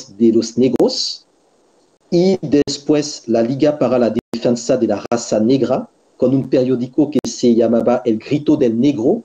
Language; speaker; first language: Spanish; non-native, fluent; French